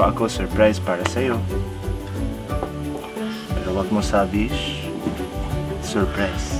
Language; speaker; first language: Filipino; non-native, learner; Arabic